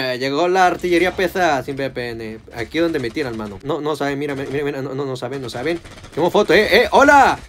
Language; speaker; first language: Spanish; native; Spanish